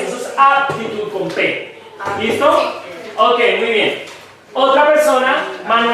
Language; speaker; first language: Spanish; native; Spanish